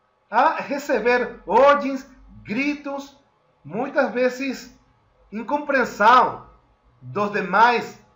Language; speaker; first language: Portuguese; non-native, fluent; Spanish